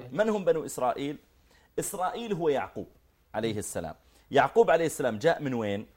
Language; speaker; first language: Arabic; native; Arabic